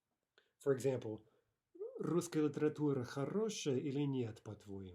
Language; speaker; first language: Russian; non-native, fluent; English